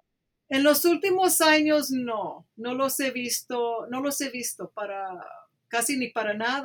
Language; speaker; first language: Spanish; early bilingual, heritage; Spanish